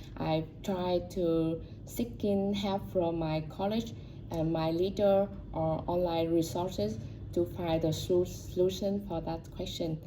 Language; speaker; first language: English; non-native, learner; Vietnamese